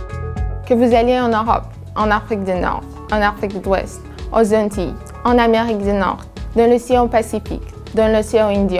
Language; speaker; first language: French; non-native, learner; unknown